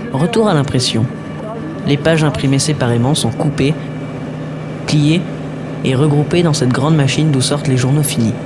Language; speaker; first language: French; native; French